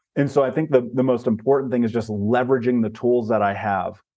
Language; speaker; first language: English; native; English